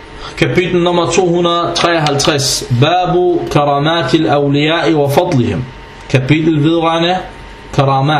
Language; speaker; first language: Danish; non-native, fluent; Arabic